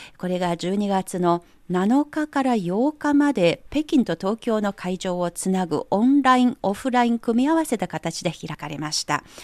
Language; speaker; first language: Japanese; non-native, fluent; Chinese